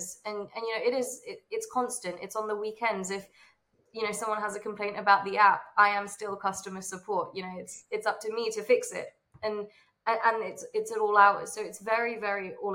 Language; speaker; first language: English; native; English